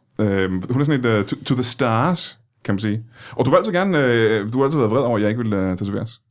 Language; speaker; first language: Danish; native; Danish